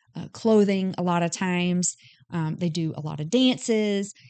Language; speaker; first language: English; native; English